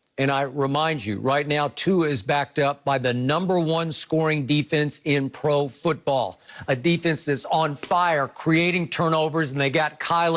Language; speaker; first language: English; native; English